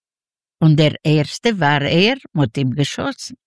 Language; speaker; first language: German; non-native, learner; Russian